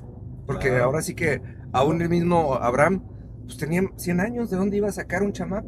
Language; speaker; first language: Spanish; native; Spanish